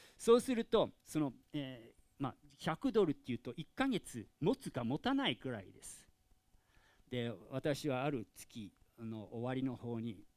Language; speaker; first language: Japanese; non-native, fluent; English